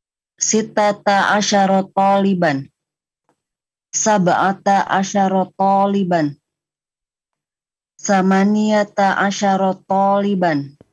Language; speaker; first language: Arabic; non-native, learner; Indonesian